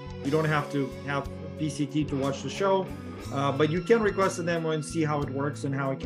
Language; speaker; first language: English; non-native, fluent; Russian